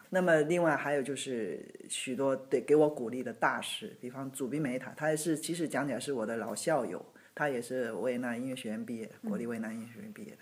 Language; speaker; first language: Chinese; native; Chinese